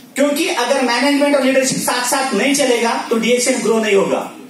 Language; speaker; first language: Hindi; non-native, local second language; Marathi